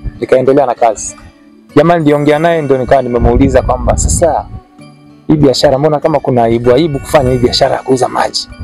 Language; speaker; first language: Swahili; non-native, local second language; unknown